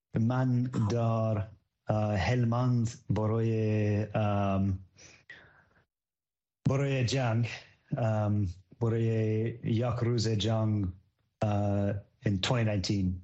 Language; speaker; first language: Persian; non-native, learner; English